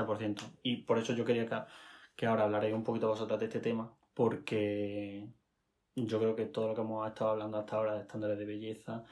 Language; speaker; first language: Spanish; native; Spanish